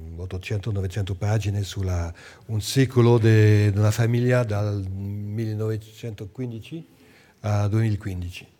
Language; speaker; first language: Italian; non-native, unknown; French